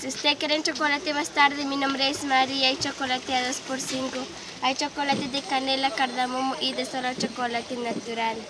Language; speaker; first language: Spanish; non-native, local second language; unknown